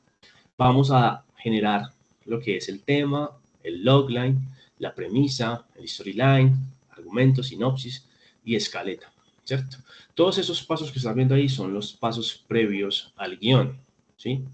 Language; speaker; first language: Spanish; native; Spanish